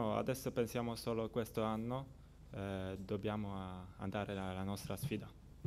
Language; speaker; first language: Italian; non-native, learner; Polish